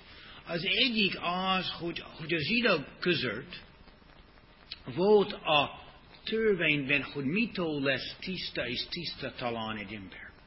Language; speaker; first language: Hungarian; non-native, fluent; English